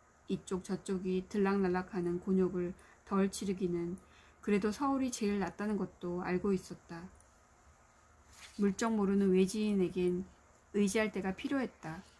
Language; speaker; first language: Korean; native; Korean